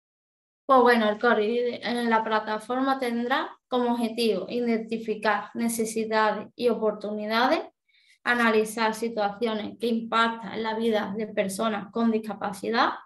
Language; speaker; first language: Spanish; native; Spanish